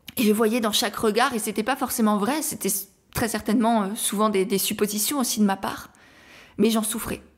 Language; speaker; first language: French; native; French